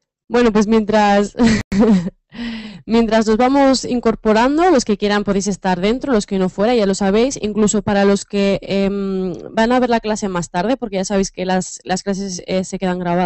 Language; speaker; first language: Spanish; native; Spanish